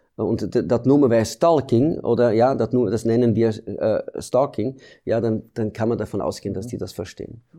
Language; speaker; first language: German; early bilingual, heritage; German